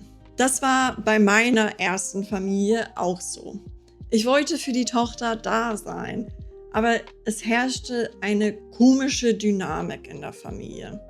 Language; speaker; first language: German; non-native, fluent; English